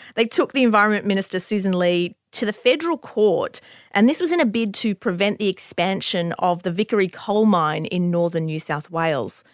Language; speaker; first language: English; native; English